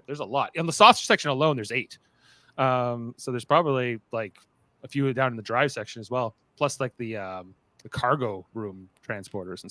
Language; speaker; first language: English; native; English